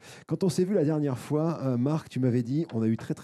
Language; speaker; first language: French; native; French